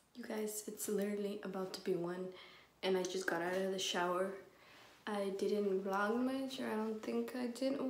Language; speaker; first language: English; early bilingual, other home language; Spanish